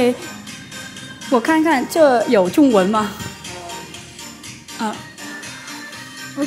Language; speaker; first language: Chinese; non-native, fluent; Vietnamese